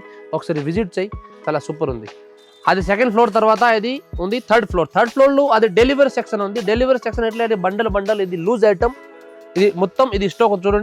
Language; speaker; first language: Telugu; non-native, local second language; Urdu